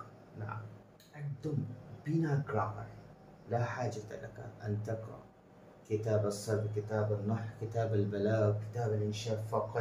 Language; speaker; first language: Arabic; non-native, fluent; Bangla